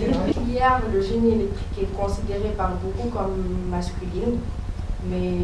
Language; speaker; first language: French; non-native, local second language; Wolof